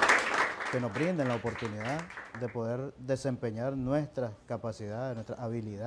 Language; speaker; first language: Spanish; native; Spanish